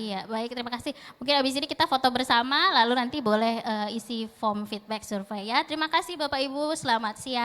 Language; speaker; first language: Indonesian; native; Indonesian